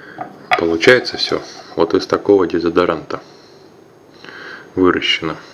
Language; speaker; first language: Russian; native; Russian